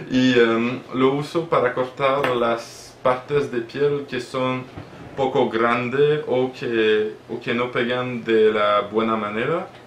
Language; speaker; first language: Spanish; non-native, learner; French